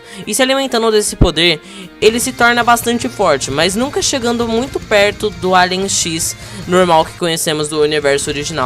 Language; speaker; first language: Portuguese; native; Portuguese